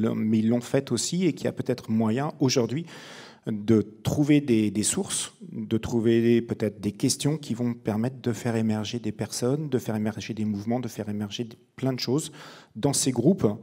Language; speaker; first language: French; native; French